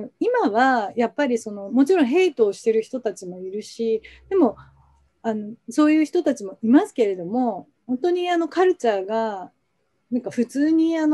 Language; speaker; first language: Japanese; native; Japanese